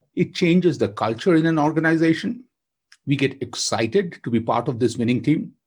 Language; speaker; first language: English; non-native, local second language; Bangla